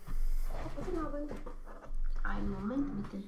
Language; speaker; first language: German; non-native, learner; Romanian